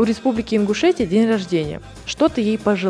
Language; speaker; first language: Russian; native; Russian